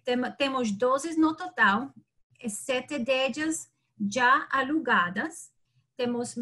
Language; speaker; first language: Portuguese; non-native, learner; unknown